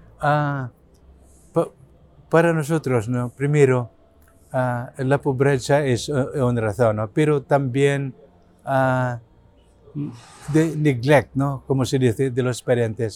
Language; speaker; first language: Spanish; non-native, learner; Cebuano